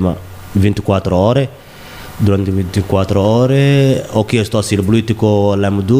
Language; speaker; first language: Italian; non-native, learner; Somali